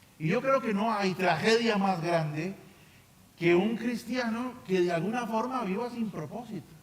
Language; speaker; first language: Spanish; native; Spanish